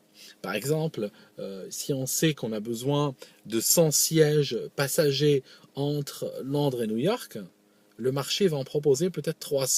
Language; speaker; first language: French; non-native, local second language; Arabic